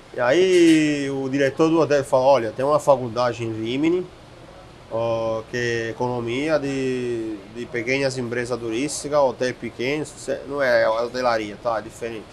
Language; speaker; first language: Portuguese; non-native, fluent; Italian